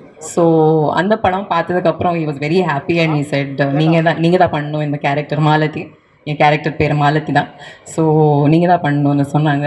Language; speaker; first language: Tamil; non-native, learner; Kannada